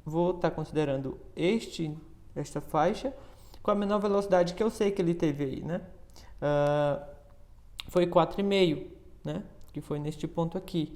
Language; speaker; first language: Portuguese; native; Portuguese